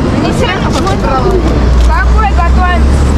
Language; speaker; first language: Russian; native; Russian